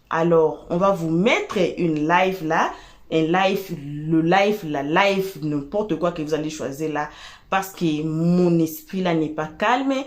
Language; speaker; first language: French; non-native, local second language; Lingala